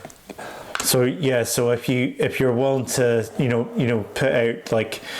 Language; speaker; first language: English; native; English